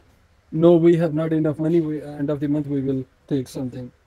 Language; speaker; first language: English; non-native, local second language; Punjabi